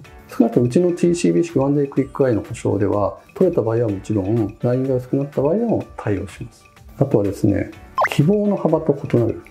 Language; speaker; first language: Japanese; native; Japanese